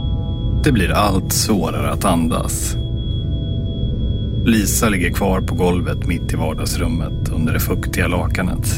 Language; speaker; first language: Swedish; native; Swedish